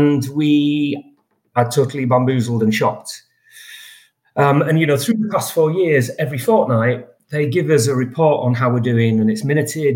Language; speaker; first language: English; native; English